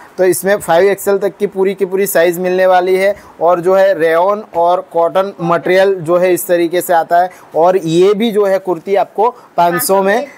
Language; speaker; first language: Hindi; non-native, local second language; Gujarati